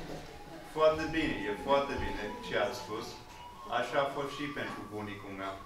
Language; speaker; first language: Romanian; non-native, fluent; English